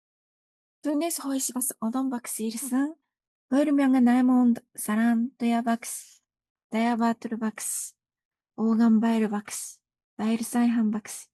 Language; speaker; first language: Mongolian; non-native, fluent; Japanese